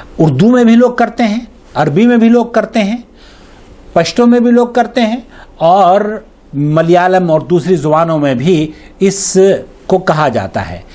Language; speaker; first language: Urdu; native; Urdu